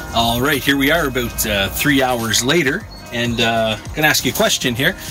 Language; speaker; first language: English; native; English